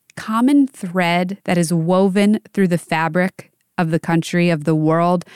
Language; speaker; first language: English; native; English